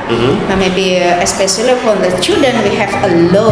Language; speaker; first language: English; non-native, learner; Indonesian